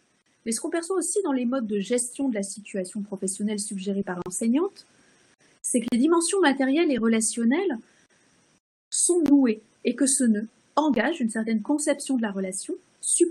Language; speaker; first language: French; native; French